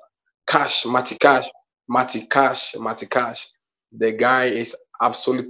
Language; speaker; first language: English; non-native, local second language; Akan